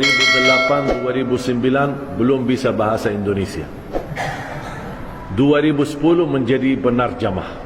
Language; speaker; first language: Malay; non-native, fluent; Arabic